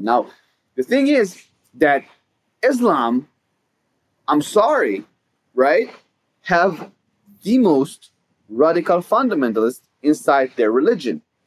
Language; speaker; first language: English; non-native, fluent; Hebrew